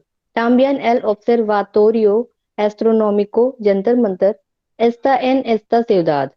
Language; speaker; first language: Spanish; non-native, learner; Hindi